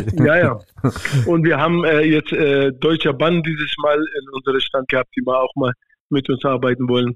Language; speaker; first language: German; non-native, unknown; Kurdish